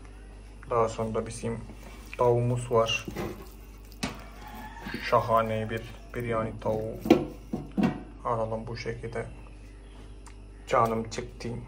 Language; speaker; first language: Turkish; non-native, fluent; Malayalam